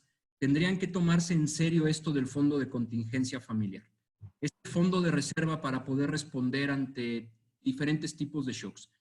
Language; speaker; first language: Spanish; native; Spanish